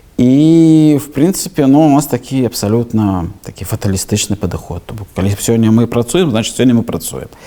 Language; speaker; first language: Belarusian; non-native, local second language; Russian